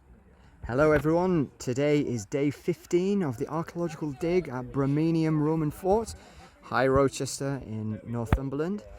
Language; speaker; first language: English; native; English